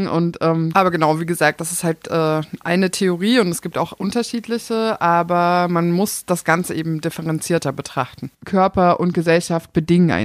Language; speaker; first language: German; native; German